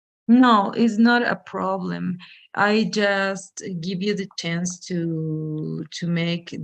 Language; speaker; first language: English; non-native, fluent; Spanish